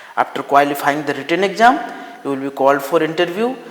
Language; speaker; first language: English; non-native, local second language; Hindi